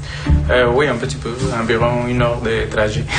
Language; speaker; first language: French; non-native, fluent; Spanish